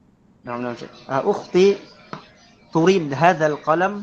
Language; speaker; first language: Arabic; non-native, learner; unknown